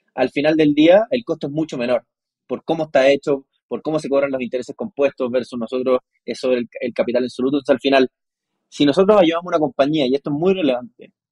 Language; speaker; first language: Spanish; native; Spanish